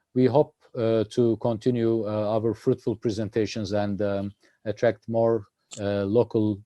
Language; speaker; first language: English; non-native, fluent; Turkish